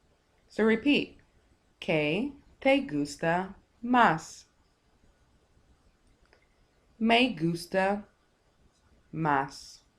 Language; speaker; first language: Spanish; non-native, fluent; English